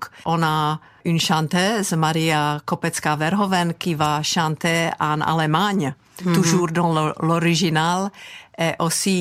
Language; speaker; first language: French; non-native, fluent; Czech